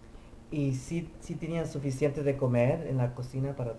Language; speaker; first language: Spanish; early bilingual, heritage; Spanish